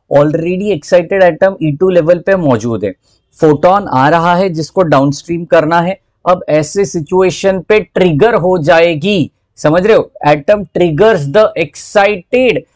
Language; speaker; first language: Hindi; native; Hindi